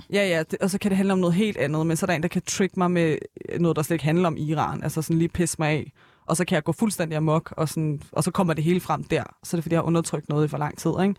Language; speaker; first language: Danish; early bilingual, other home language; Persian